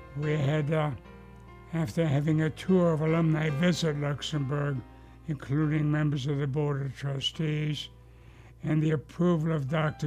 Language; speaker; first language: English; early bilingual, other home language; Luxembourgish